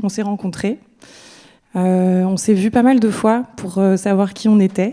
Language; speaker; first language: French; native; French